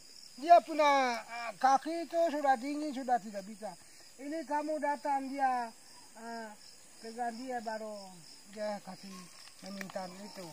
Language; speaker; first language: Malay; non-native, local second language; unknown